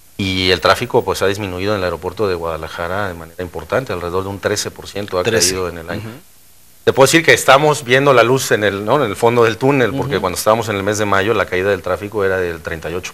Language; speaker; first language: Spanish; native; Spanish